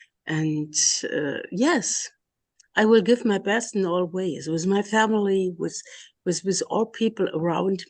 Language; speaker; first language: English; non-native, learner; German